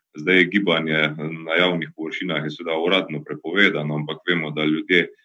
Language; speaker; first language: Slovenian; native; Slovenian